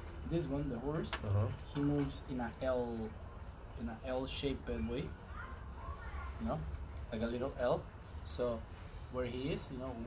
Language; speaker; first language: English; non-native, fluent; Spanish